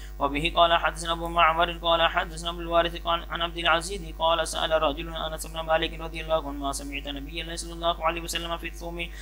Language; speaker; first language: Arabic; non-native, fluent; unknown